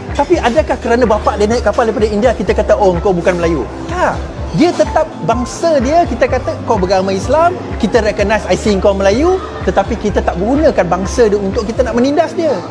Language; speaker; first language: Malay; non-native, local second language; Chinese